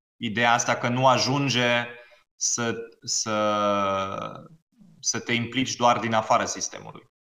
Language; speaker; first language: Romanian; non-native, fluent; German